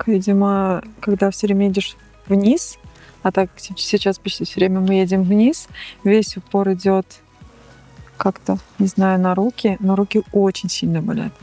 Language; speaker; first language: Russian; native; Russian